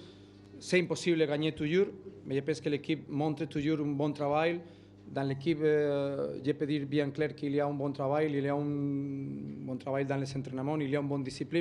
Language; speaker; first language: French; non-native, learner; Spanish